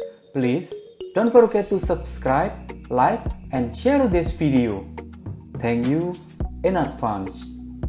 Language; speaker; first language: English; non-native, fluent; Indonesian